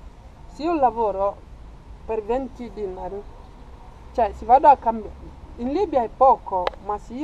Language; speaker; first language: Italian; non-native, fluent; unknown